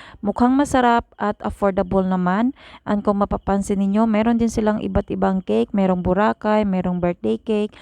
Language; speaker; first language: Filipino; native; Filipino